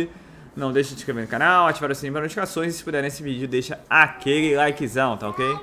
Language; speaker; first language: Portuguese; native; Portuguese